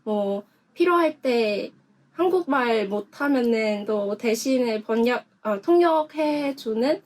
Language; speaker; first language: Korean; non-native, fluent; Vietnamese